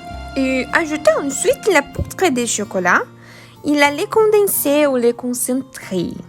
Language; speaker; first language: French; non-native, learner; Portuguese